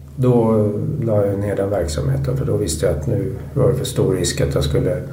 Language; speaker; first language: Swedish; native; Swedish